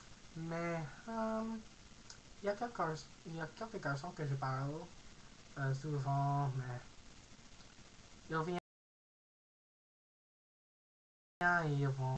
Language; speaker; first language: French; non-native, learner; English